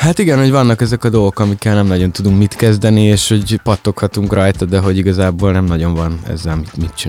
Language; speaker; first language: Hungarian; native; Hungarian